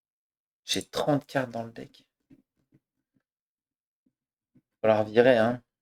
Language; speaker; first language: French; native; French